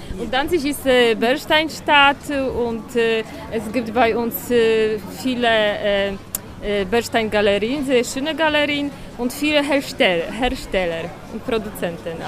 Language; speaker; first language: German; non-native, fluent; Polish